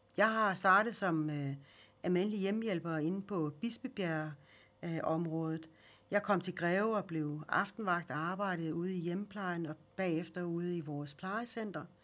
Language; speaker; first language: Danish; early bilingual, other home language; Swedish